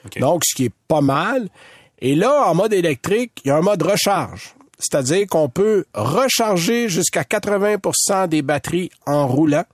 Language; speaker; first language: French; native; French